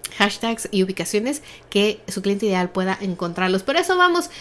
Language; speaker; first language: Spanish; native; Spanish